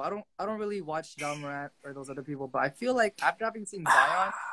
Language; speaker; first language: English; early bilingual, other home language; Korean